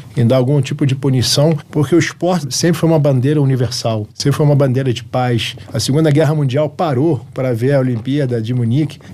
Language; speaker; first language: Portuguese; early bilingual, other home language; Arabic